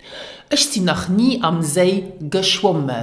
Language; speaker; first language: German; non-native, learner; English